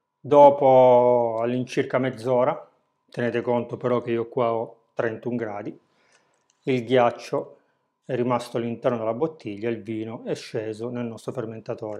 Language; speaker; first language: Italian; native; Italian